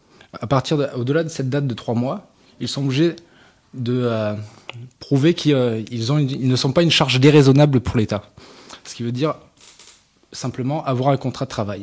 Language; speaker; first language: French; native; French